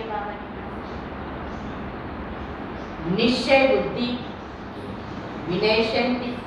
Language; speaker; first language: Hindi; non-native, local second language; Marathi